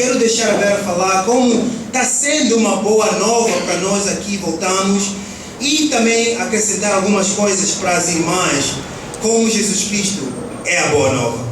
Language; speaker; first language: Portuguese; early bilingual, heritage; Portuguese